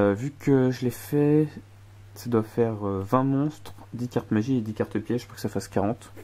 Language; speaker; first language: French; native; French